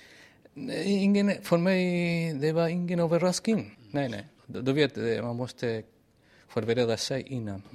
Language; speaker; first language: Swedish; non-native, learner; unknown